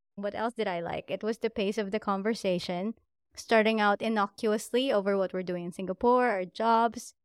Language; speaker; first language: English; non-native, local second language; Filipino